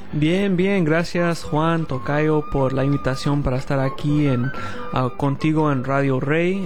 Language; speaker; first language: Spanish; early bilingual, heritage; Spanish